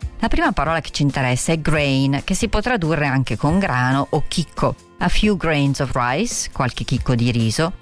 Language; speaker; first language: Italian; native; Italian